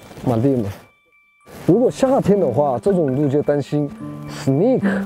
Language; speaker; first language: Chinese; native; Chinese